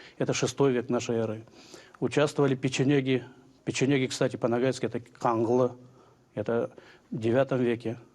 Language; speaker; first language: Russian; non-native, local second language; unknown